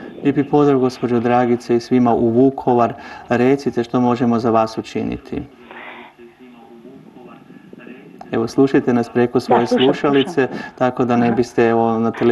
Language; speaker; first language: Croatian; native; Croatian